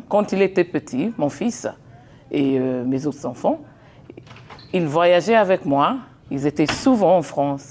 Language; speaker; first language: French; non-native, fluent; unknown